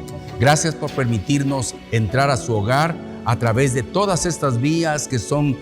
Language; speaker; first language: Spanish; native; Spanish